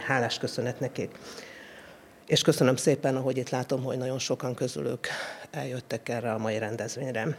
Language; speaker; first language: Hungarian; native; Hungarian